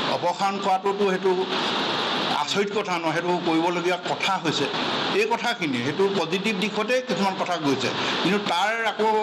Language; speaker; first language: Assamese; native; Assamese